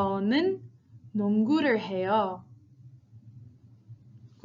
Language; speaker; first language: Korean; non-native, fluent; English